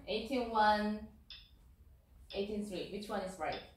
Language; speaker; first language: English; non-native, fluent; Korean